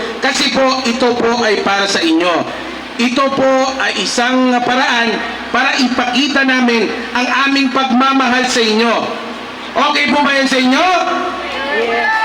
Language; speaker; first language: Filipino; non-native, local second language; Maguindanaon